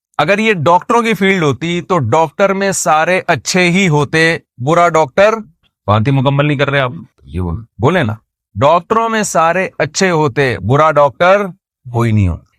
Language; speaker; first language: Urdu; native; Urdu